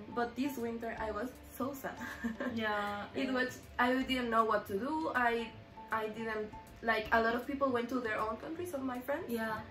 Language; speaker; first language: English; non-native, fluent; Spanish